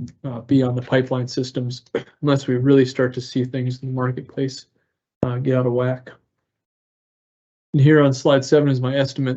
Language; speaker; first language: English; native; English